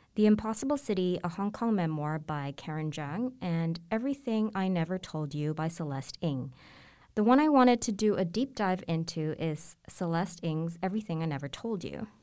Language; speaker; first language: English; non-native, local second language; Cantonese